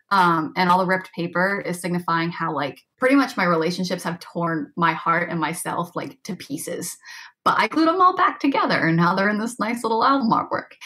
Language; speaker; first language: English; native; English